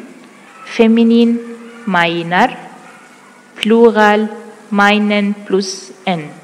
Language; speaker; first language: German; non-native, fluent; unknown